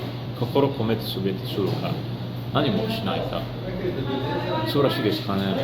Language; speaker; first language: Japanese; non-native, learner; Portuguese